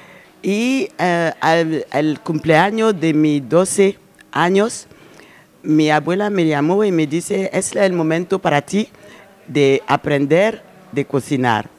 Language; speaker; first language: Spanish; non-native, learner; French